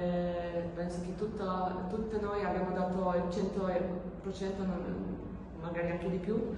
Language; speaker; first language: Italian; non-native, fluent; Polish